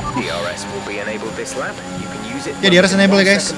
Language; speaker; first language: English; non-native, fluent; Indonesian